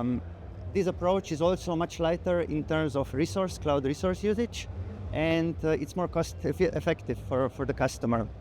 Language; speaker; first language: English; non-native, fluent; Slovenian